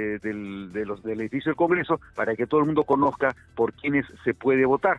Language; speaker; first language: Spanish; native; Spanish